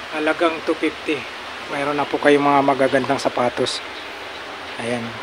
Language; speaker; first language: Filipino; native; Filipino